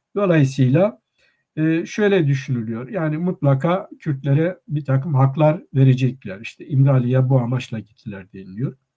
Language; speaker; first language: Turkish; non-native, local second language; Kurdish